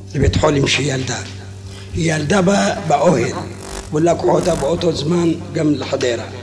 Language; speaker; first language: Hebrew; non-native, fluent; Arabic